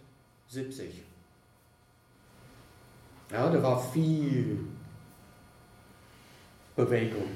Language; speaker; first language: German; non-native, fluent; English